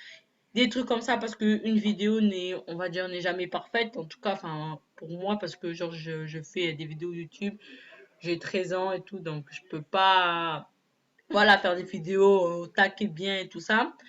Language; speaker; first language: French; native; French